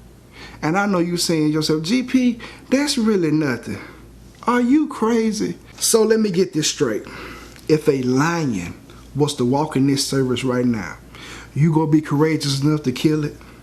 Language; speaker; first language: English; native; English